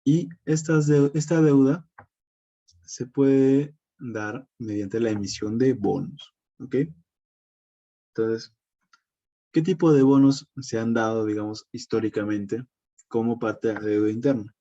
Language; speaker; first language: Spanish; native; Spanish